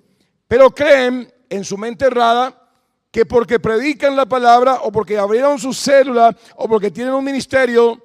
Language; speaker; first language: Spanish; native; Spanish